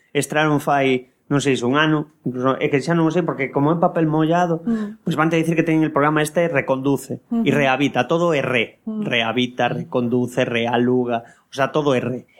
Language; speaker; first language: Galician; non-native, local second language; Spanish